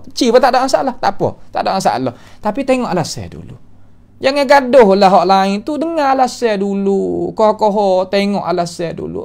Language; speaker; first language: Malay; native; Malay